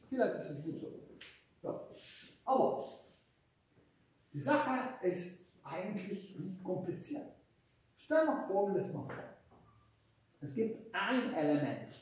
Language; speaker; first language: German; non-native, fluent; Hungarian